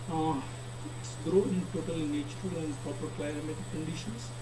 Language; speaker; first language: English; non-native, local second language; Gujarati